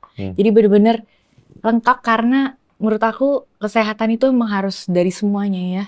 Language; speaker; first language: Indonesian; native; Indonesian